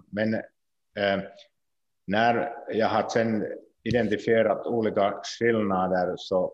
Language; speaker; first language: Swedish; non-native, local second language; Finnish